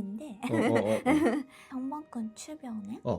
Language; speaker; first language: Korean; non-native, learner; Japanese